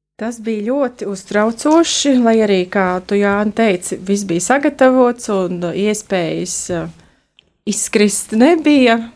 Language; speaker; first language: Latvian; native; Latvian